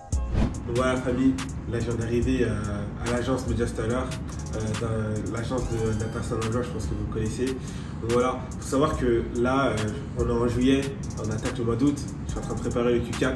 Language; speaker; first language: French; native; French